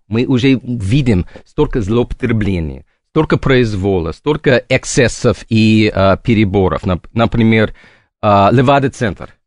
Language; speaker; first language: Russian; non-native, fluent; English